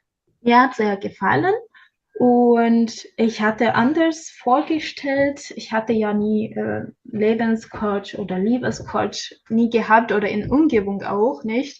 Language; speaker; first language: German; non-native, learner; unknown